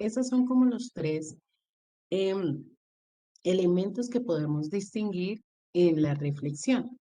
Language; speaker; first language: Spanish; native; Spanish